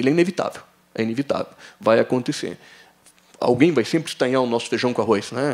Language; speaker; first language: Portuguese; native; Portuguese